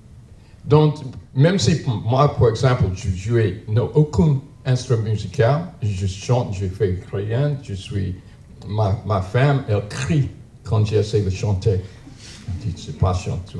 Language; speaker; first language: French; non-native, learner; English